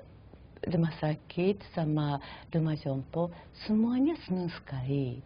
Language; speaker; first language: Indonesian; non-native, fluent; Japanese